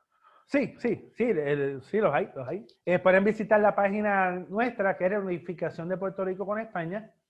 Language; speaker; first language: Spanish; native; Spanish